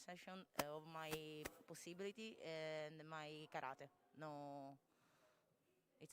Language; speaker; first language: English; non-native, learner; Italian